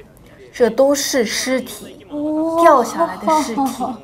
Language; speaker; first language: Chinese; native; Chinese